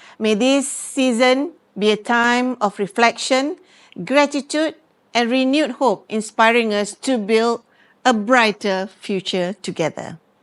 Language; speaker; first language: English; non-native, local second language; Malay